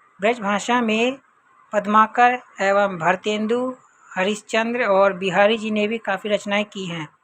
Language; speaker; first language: Hindi; native; Hindi